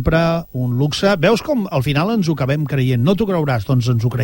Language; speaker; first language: Catalan; native; Catalan